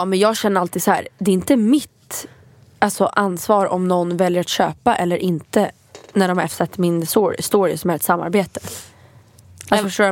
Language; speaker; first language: Swedish; native; Swedish